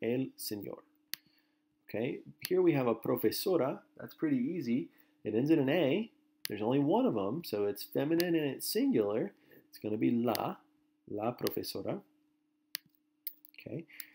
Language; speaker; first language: English; native; English